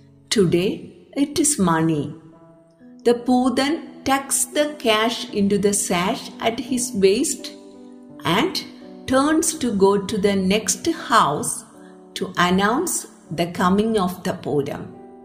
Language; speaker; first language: English; non-native, local second language; Malayalam